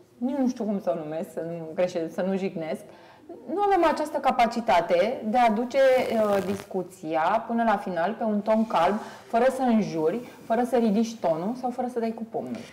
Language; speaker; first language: Romanian; native; Romanian